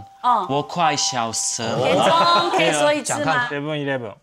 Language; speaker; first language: Chinese; non-native, fluent; Turkish